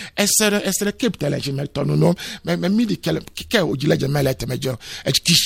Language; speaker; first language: Hungarian; non-native, fluent; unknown